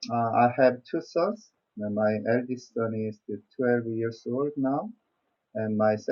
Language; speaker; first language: English; non-native, learner; Korean